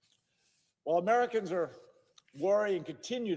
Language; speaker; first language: English; native; English